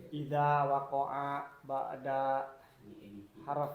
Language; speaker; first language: Arabic; non-native, learner; Indonesian